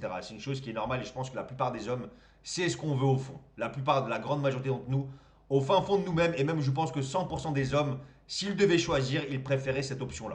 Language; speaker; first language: French; native; French